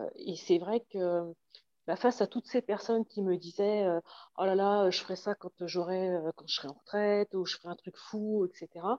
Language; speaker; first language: French; native; French